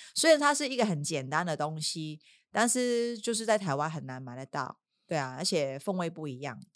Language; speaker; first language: Chinese; non-native, local second language; Cantonese